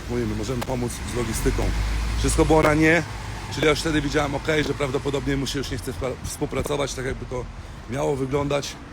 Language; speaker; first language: Polish; early bilingual, heritage; Polish